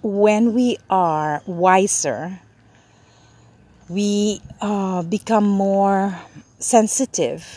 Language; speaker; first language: English; non-native, local second language; Filipino